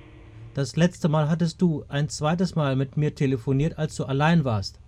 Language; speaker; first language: German; native; German